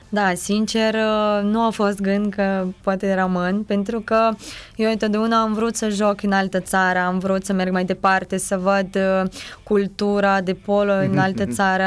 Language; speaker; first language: Romanian; non-native, fluent; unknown